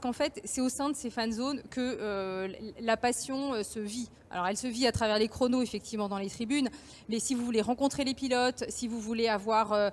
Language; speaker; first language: French; native; French